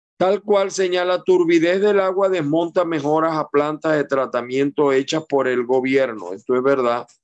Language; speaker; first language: Spanish; native; Spanish